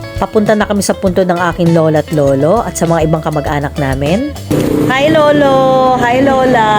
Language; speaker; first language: Filipino; native; Filipino